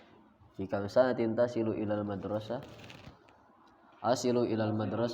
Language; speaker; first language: Arabic; non-native, fluent; Indonesian